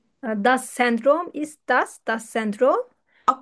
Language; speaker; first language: German; non-native, fluent; Turkish